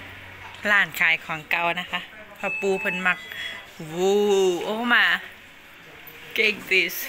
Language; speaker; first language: Dutch; non-native, learner; Thai